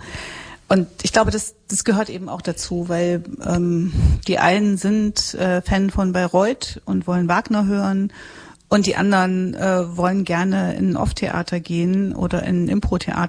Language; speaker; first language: German; native; German